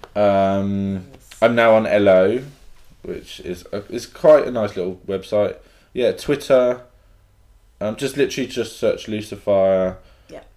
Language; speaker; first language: English; native; English